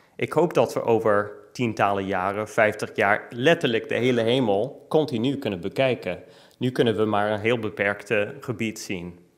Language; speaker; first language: Dutch; non-native, fluent; English